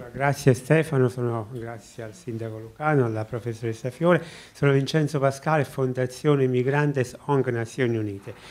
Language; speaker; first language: Italian; native; Italian